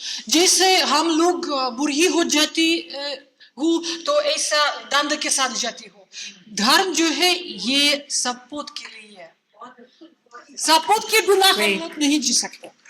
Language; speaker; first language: Hindi; non-native, fluent; Russian